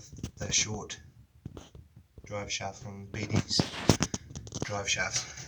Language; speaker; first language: English; native; English